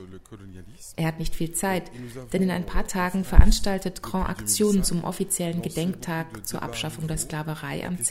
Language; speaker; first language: German; non-native, fluent; French